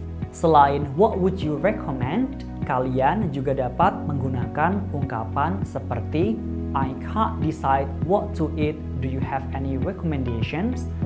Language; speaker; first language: English; non-native, fluent; Indonesian